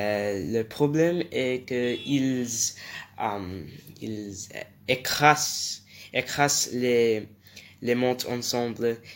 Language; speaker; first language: French; non-native, learner; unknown